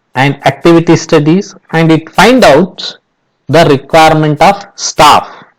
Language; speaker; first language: English; non-native, local second language; Kannada